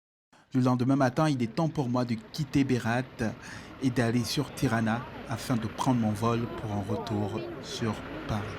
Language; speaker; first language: French; native; French